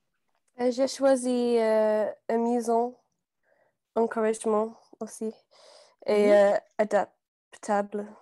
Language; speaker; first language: French; non-native, learner; English